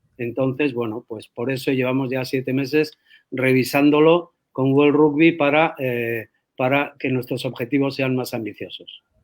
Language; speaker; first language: Spanish; native; Spanish